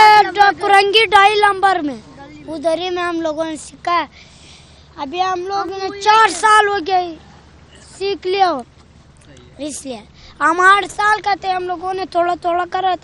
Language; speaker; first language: Hindi; non-native, local second language; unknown